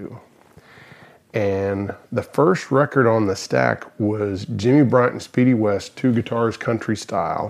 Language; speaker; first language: English; native; English